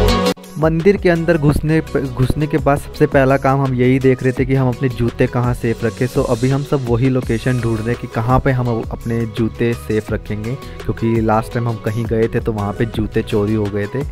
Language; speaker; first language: Hindi; native; Hindi